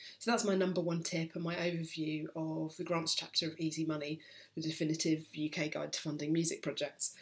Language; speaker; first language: English; native; English